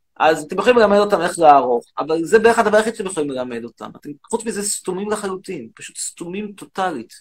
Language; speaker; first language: Hebrew; native; Hebrew